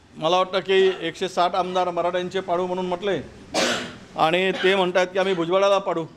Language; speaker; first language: Marathi; native; Marathi